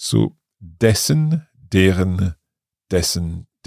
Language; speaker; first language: German; non-native, learner; English